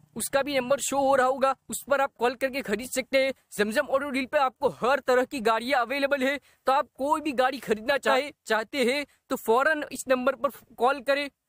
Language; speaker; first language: Hindi; non-native, local second language; Gujarati